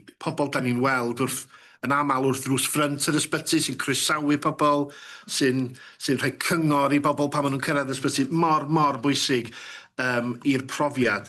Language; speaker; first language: Welsh; native; Welsh